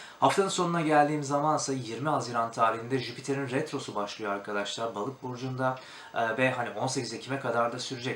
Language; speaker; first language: Turkish; native; Turkish